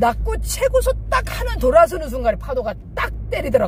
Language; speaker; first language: Korean; native; Korean